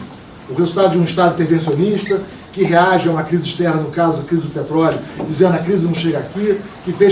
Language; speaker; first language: Portuguese; native; Portuguese